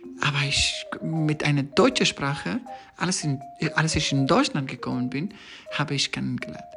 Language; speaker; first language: German; non-native, learner; Persian